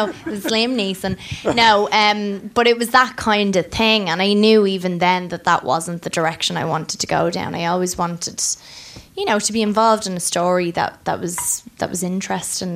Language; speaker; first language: English; native; English